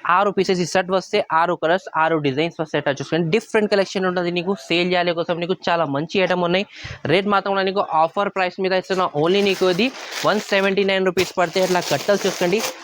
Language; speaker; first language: Telugu; non-native, local second language; Urdu